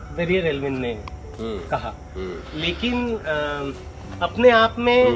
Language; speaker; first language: Hindi; native; Hindi